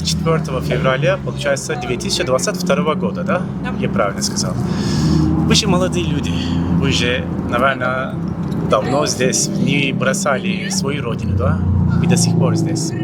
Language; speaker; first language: Russian; non-native, learner; Turkish